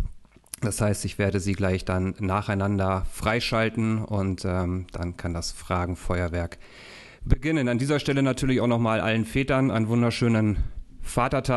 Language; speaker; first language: German; native; German